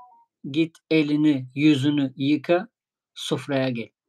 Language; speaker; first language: Turkish; non-native, fluent; Tajik